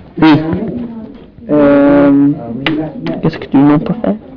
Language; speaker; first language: French; non-native, learner; English